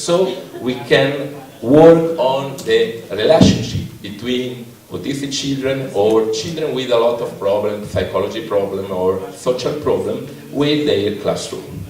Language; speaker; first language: English; non-native, learner; Italian